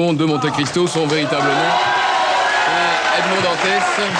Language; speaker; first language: French; native; French